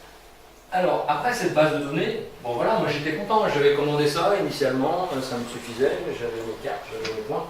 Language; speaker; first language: French; native; French